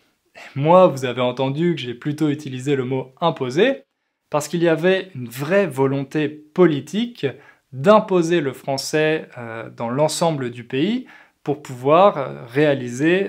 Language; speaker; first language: French; native; French